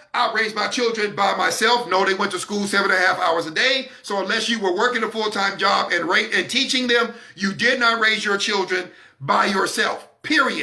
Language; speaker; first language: English; native; English